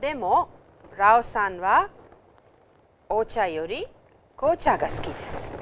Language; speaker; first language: Japanese; non-native, fluent; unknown